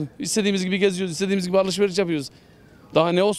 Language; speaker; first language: Turkish; native; Turkish